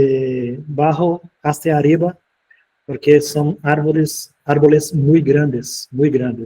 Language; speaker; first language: Spanish; non-native, fluent; Portuguese